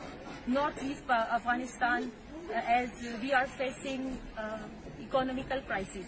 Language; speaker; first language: English; non-native, learner; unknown